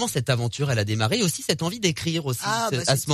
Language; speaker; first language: French; native; French